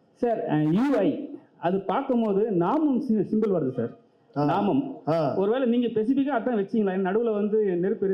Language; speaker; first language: Tamil; native; Tamil